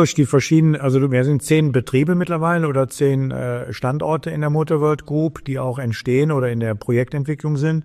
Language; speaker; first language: German; native; German